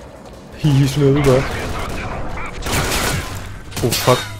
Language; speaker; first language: German; native; German